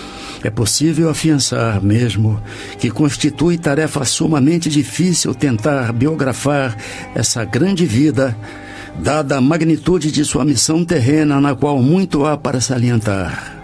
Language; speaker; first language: Portuguese; native; Portuguese